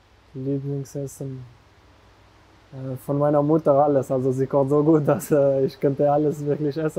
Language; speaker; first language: German; non-native, local second language; French